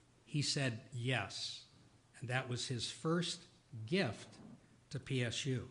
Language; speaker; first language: English; native; English